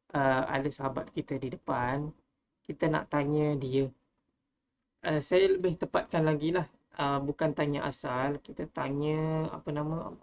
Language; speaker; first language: Malay; native; Malay